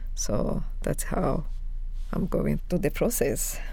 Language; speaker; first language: English; non-native, local second language; Kinyarwanda